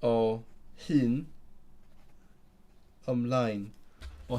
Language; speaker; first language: Welsh; non-native, learner; Cantonese